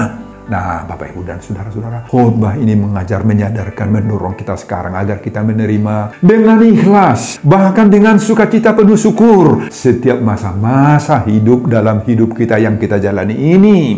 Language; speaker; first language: Indonesian; non-native, local second language; Batak Toba